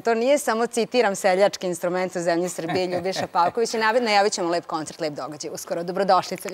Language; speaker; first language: Serbian; native; Serbian